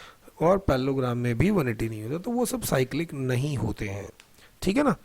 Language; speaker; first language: Hindi; native; Hindi